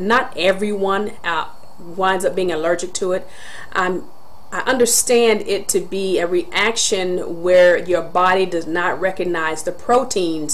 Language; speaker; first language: English; native; English